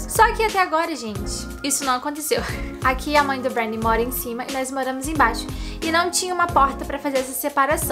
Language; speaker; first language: Portuguese; native; Portuguese